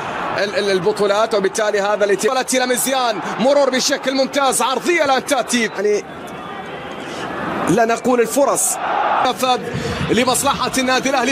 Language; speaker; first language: Arabic; native; Arabic